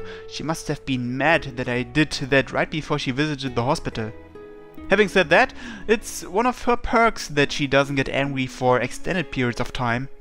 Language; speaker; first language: English; native; English